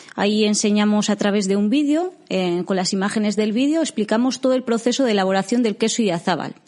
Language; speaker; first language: Spanish; native; Spanish